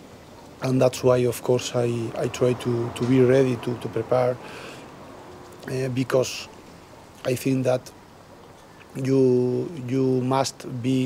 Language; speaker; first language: English; non-native, learner; Spanish